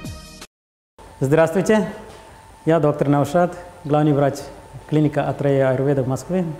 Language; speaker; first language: Russian; non-native, learner; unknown